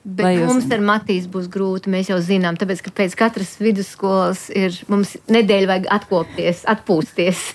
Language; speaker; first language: Latvian; early bilingual, heritage; Latvian